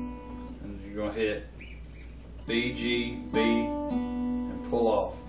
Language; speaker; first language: English; native; English